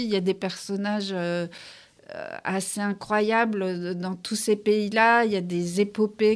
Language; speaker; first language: French; native; French